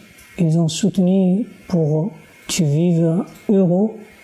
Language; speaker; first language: French; non-native, learner; Uyghur